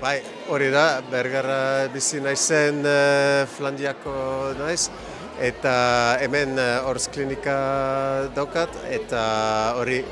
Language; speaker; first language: Basque; non-native, learner; Dutch